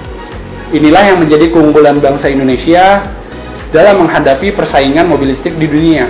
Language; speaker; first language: Indonesian; native; Indonesian